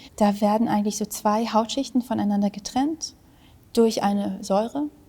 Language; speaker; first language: German; early bilingual, other home language; Vietnamese